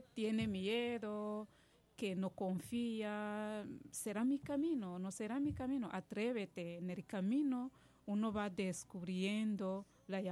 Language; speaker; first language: Spanish; non-native, fluent; Kinyarwanda